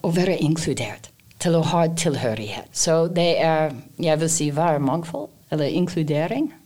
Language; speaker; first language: Norwegian; non-native, fluent; English